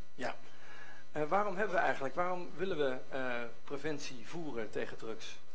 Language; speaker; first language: Dutch; native; Dutch